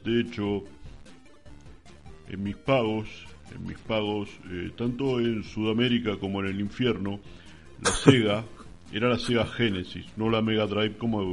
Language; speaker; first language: Spanish; native; Spanish